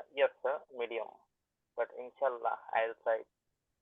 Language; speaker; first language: English; non-native, learner; Bangla